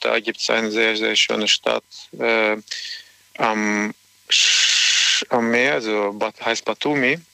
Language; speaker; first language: German; non-native, learner; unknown